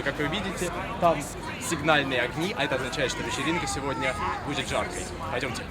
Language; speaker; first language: Russian; native; Russian